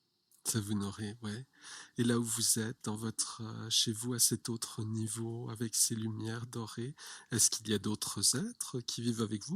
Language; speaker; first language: French; native; French